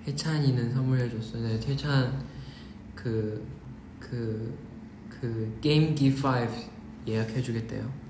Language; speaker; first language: Korean; non-native, fluent; Chinese